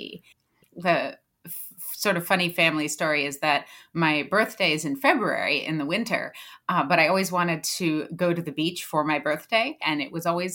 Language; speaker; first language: English; native; English